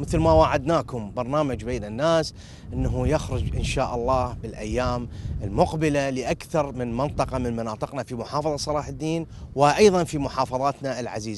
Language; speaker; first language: Arabic; native; Arabic